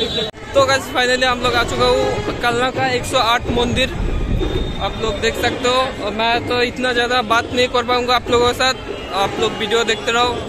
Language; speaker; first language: Hindi; non-native, local second language; Bangla